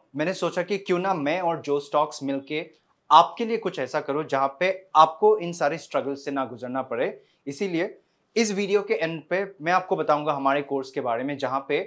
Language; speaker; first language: Hindi; non-native, local second language; Assamese